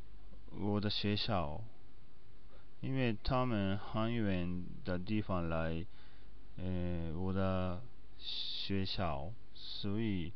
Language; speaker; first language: Chinese; non-native, learner; Japanese